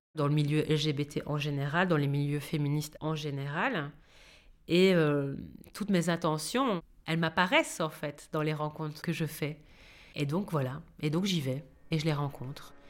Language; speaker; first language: French; native; French